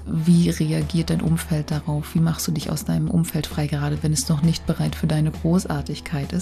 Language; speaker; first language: German; native; German